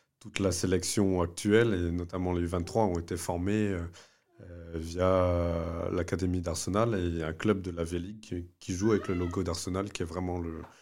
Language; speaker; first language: French; early bilingual, other home language; Vietnamese